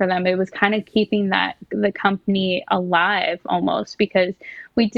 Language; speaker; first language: English; native; English